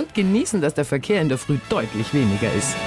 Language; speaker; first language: German; native; German